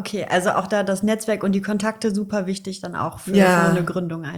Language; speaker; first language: German; native; German